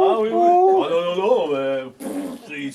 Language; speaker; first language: French; non-native, fluent; Dutch